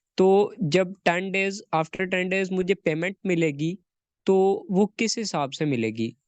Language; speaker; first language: Urdu; non-native, local second language; Saraiki